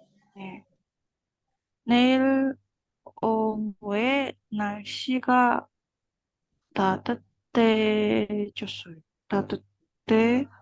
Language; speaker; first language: Korean; non-native, learner; Indonesian